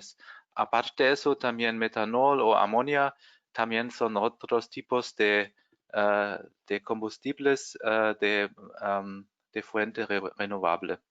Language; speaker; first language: Spanish; non-native, fluent; German